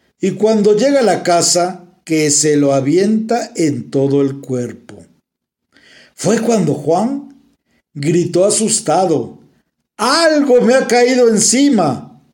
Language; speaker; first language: Spanish; native; Spanish